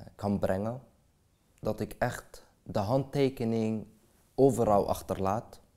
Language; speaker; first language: Dutch; non-native, fluent; Arabic